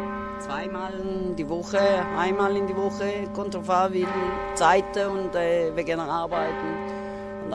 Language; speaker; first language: German; non-native, learner; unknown